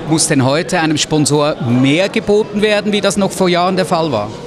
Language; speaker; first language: German; native; German